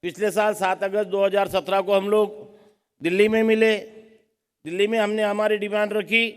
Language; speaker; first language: Hindi; non-native, local second language; Marathi